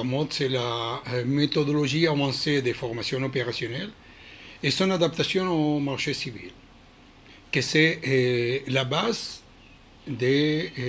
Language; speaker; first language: French; non-native, learner; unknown